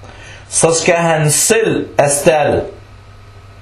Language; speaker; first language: Danish; early bilingual, other home language; Arabic